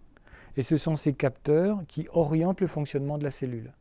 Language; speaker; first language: French; native; French